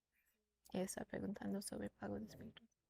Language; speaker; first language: Spanish; non-native, fluent; English